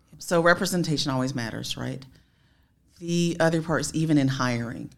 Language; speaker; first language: English; native; English